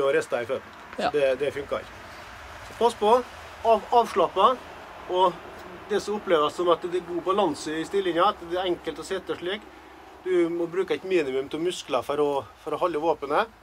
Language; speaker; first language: Norwegian; native; Norwegian